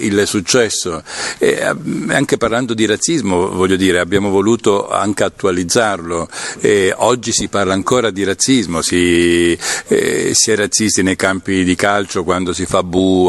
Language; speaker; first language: Italian; native; Italian